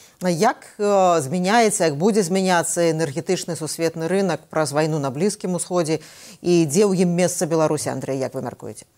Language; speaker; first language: Belarusian; non-native, local second language; Russian